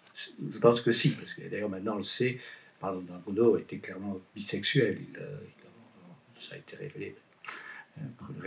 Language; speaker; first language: French; native; French